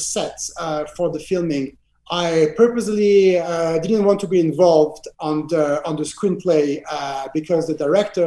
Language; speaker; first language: English; non-native, fluent; French